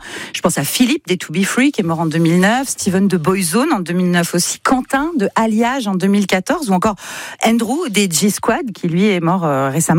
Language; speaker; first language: French; native; French